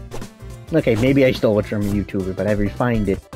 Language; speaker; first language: English; native; English